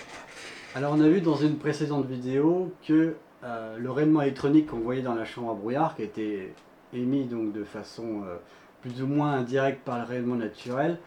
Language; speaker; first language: French; native; French